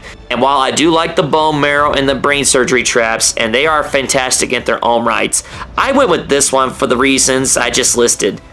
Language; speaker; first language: English; native; English